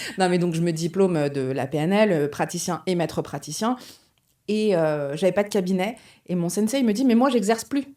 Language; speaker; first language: French; early bilingual, other home language; Portuguese